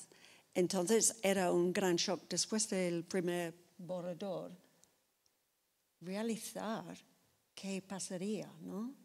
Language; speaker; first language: Spanish; non-native, fluent; English